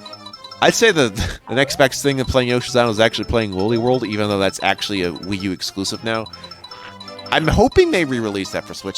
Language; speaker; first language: English; native; English